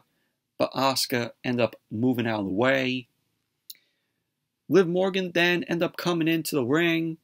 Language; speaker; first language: English; native; English